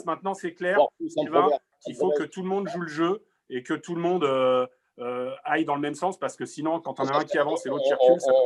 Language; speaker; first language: French; native; French